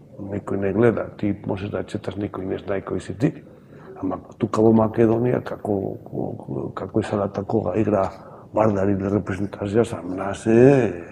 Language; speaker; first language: Macedonian; non-native, learner; Spanish